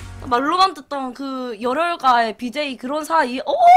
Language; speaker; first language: Korean; native; Korean